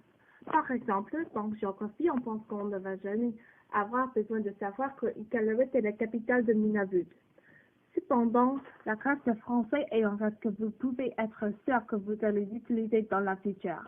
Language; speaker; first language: French; non-native, learner; English